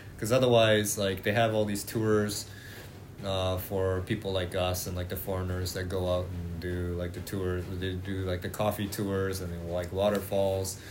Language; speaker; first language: English; native; English